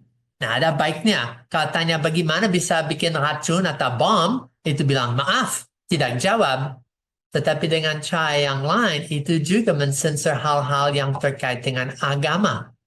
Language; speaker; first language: Indonesian; non-native, fluent; English